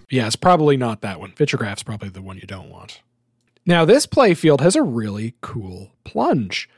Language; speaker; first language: English; native; English